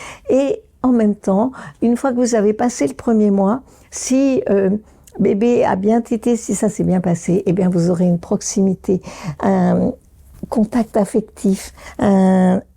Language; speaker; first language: French; native; French